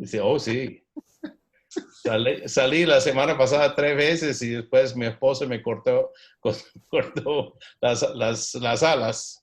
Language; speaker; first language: Spanish; non-native, fluent; English